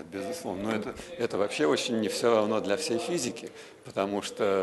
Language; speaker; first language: Russian; native; Russian